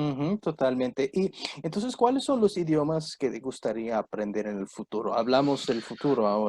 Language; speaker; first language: Spanish; non-native, fluent; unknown